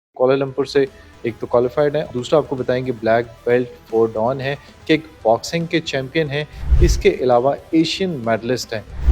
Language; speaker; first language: Urdu; native; Urdu